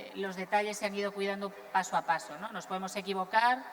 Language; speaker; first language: Spanish; non-native, local second language; Galician